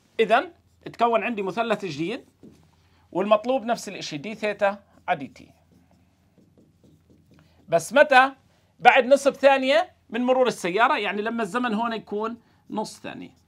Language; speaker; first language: Arabic; native; Arabic